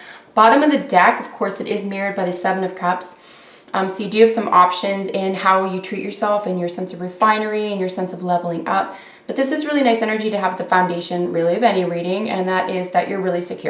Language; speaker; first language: English; native; English